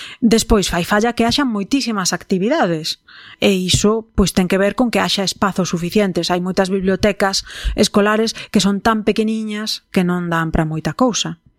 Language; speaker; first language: Galician; non-native, local second language; Spanish